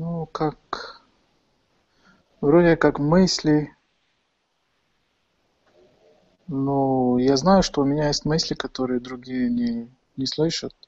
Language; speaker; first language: Russian; non-native, fluent; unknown